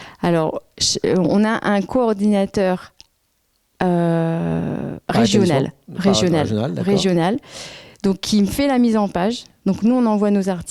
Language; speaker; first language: French; native; French